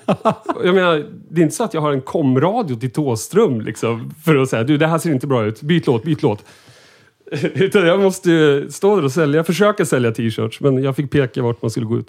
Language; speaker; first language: Swedish; native; Swedish